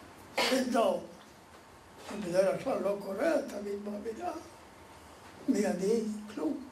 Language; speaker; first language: Hebrew; non-native, fluent; Polish